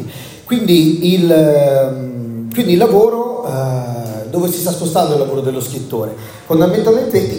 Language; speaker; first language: Italian; native; Italian